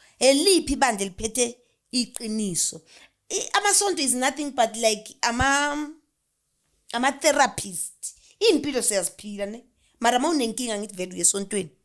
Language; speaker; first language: Zulu; non-native, local second language; Southern Sotho